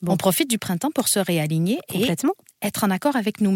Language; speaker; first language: French; native; French